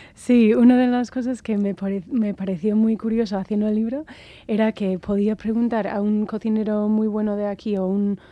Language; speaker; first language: Spanish; non-native, fluent; English